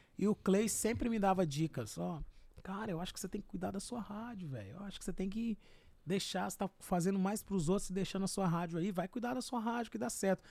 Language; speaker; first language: Portuguese; native; Portuguese